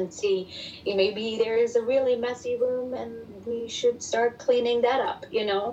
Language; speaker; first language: English; non-native, fluent; German